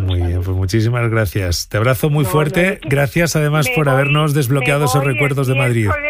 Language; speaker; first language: Spanish; native; Spanish